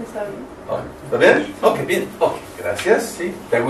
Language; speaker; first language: Spanish; non-native, learner; French